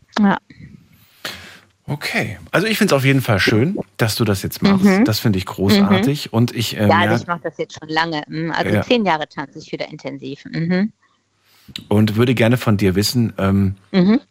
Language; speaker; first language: German; native; German